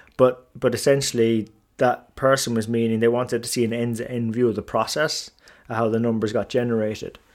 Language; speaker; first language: English; native; English